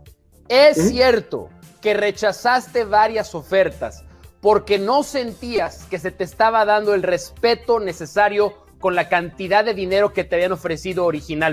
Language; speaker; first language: Spanish; native; Spanish